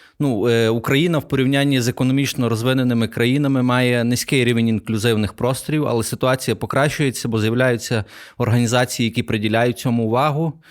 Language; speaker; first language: Ukrainian; native; Ukrainian